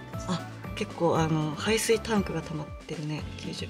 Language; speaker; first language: Japanese; native; Japanese